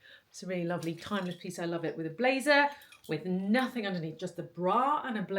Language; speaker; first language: English; native; English